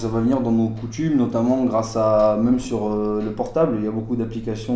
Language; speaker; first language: French; native; French